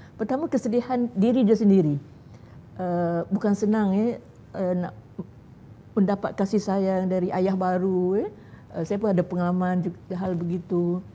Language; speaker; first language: Malay; native; Malay